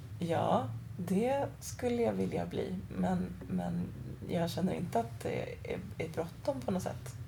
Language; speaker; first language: Swedish; early bilingual, other home language; Persian